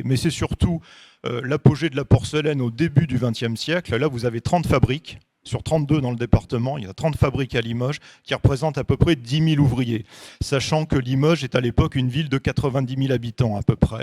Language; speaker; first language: French; native; French